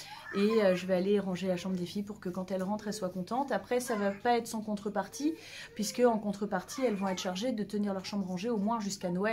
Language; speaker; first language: French; native; French